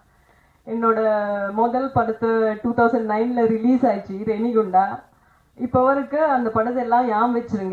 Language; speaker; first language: Tamil; non-native, fluent; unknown